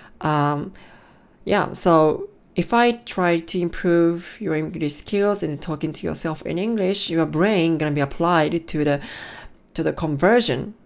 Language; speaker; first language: English; non-native, learner; Japanese